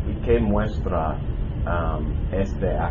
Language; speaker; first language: Spanish; non-native, learner; English